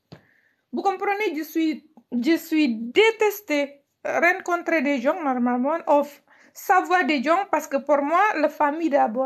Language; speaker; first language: French; non-native, learner; Indonesian